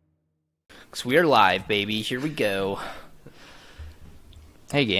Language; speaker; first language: English; native; English